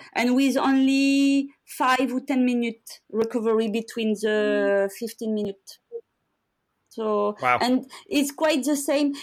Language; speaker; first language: English; non-native, learner; French